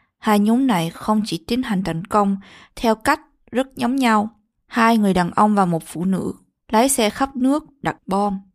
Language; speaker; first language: Vietnamese; early bilingual, heritage; Vietnamese